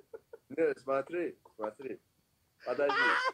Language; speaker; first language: Russian; non-native, learner; Persian